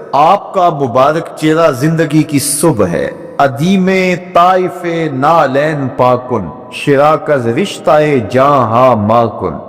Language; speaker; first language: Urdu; non-native, local second language; Punjabi